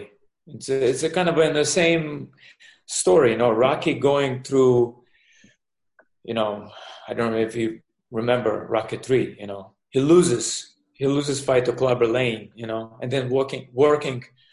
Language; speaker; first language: English; non-native, fluent; Russian